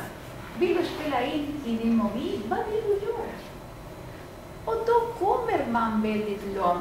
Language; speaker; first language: Swedish; non-native, fluent; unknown